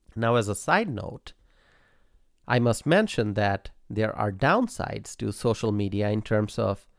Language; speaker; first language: English; non-native, local second language; Bangla